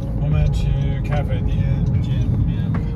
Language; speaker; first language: Chinese; non-native, learner; English